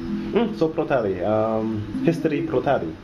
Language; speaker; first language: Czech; non-native, learner; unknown